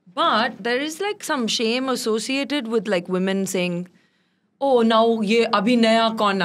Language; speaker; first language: English; non-native, local second language; Tamil